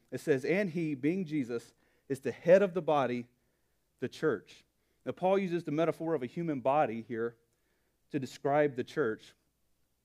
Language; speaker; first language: English; native; English